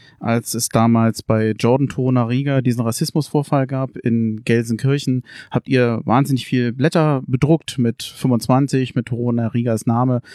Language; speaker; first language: German; native; German